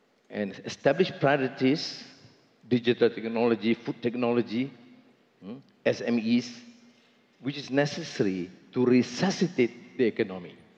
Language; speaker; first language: English; non-native, local second language; Malay